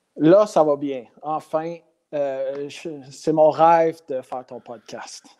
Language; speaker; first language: French; non-native, local second language; English